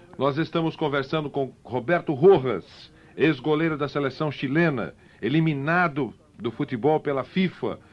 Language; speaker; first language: Portuguese; native; Portuguese